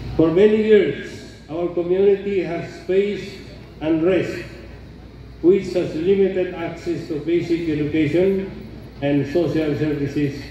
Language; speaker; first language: English; non-native, local second language; Maguindanaon